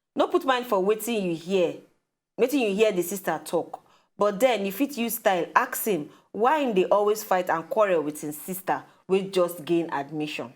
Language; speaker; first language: Nigerian Pidgin; native; Nigerian Pidgin